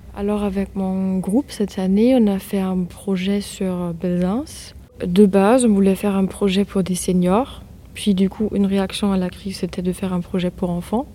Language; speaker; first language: French; non-native, fluent; German